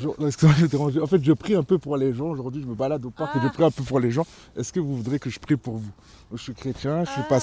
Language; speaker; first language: French; native; French